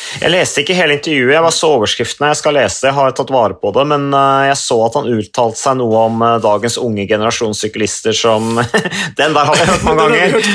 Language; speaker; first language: Norwegian; native; Norwegian